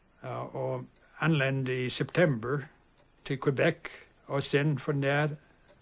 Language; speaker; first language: Swedish; early bilingual, heritage; English